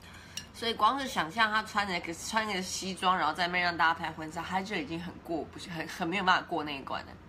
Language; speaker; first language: Chinese; native; Chinese